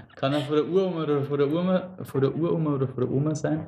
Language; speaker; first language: German; native; German